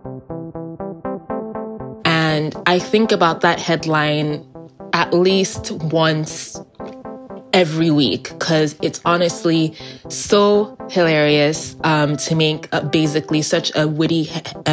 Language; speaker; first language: English; non-native, local second language; Yoruba